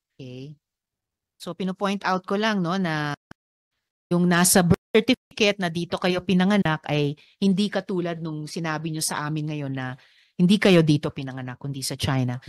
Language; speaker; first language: Filipino; native; Filipino